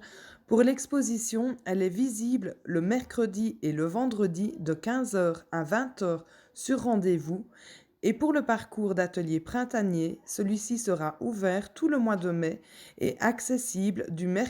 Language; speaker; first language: French; native; French